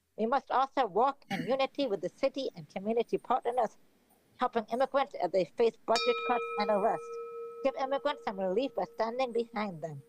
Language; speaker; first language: English; native; English